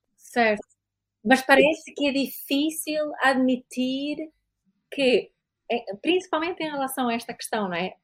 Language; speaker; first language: Portuguese; non-native, fluent; Serbian